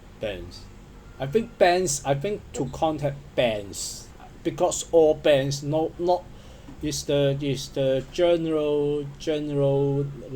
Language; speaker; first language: English; non-native, learner; Cantonese